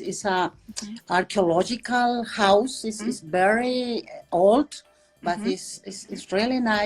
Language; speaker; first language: English; non-native, fluent; Spanish